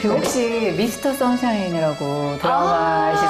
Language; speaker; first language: Korean; native; Korean